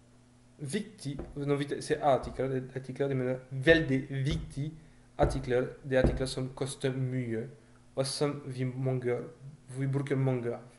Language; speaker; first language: Norwegian; non-native, fluent; French